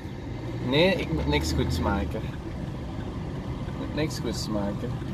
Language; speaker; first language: Dutch; native; Dutch